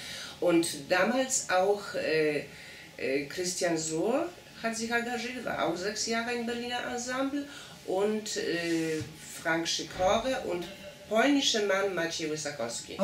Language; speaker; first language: German; non-native, fluent; Polish